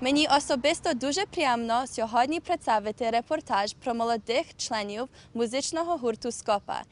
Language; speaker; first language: Ukrainian; early bilingual, heritage; Ukrainian